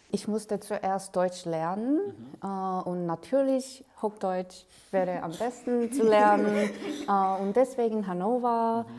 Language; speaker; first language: German; non-native, fluent; Korean